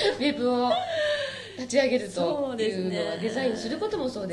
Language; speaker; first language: Japanese; native; Japanese